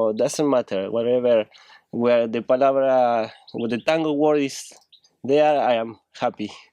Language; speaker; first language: English; non-native, learner; Spanish